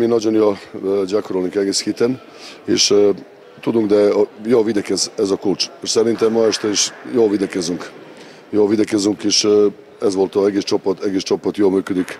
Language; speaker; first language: Hungarian; non-native, learner; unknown